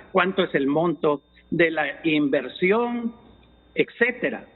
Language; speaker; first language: Spanish; native; Spanish